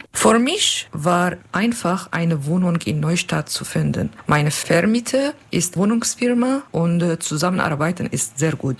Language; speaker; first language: German; non-native, learner; Turkish